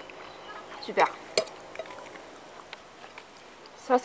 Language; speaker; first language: French; non-native, fluent; Chinese